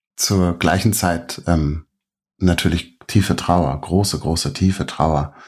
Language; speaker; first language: German; native; German